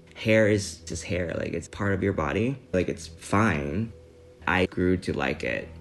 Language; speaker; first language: English; early bilingual, other home language; Vietnamese